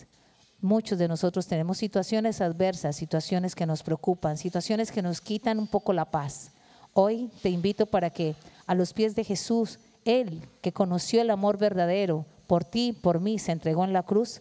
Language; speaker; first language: Spanish; native; Spanish